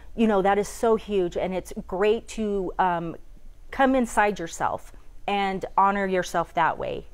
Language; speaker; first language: English; native; English